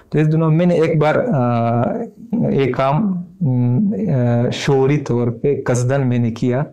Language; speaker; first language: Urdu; non-native, fluent; Pashto